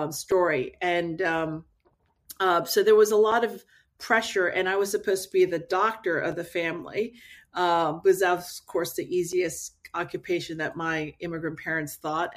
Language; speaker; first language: English; native; English